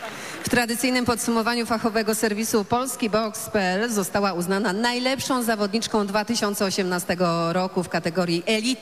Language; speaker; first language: Polish; native; Polish